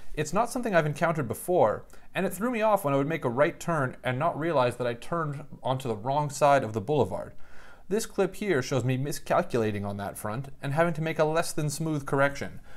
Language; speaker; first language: English; native; English